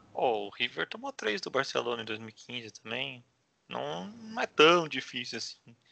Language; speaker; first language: Portuguese; native; Portuguese